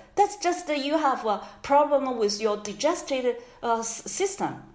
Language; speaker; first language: English; non-native, fluent; Chinese